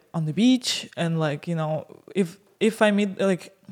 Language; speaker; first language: English; non-native, fluent; Russian